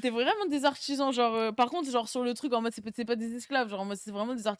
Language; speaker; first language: French; native; French